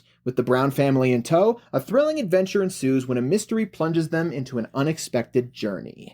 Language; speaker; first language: English; native; English